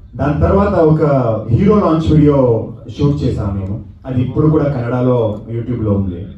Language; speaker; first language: Telugu; non-native, learner; Kannada